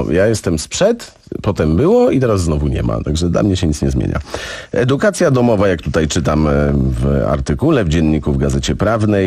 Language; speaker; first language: Polish; native; Polish